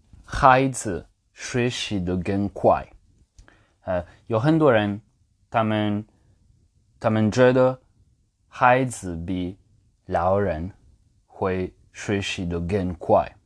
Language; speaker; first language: Chinese; non-native, fluent; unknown